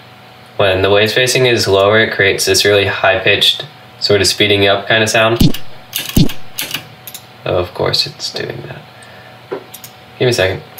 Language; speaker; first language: English; native; English